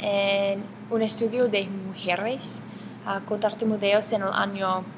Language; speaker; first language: Spanish; non-native, learner; English